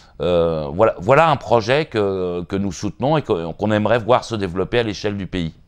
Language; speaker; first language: French; native; French